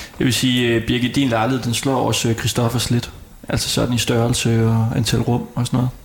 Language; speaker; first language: Danish; native; Danish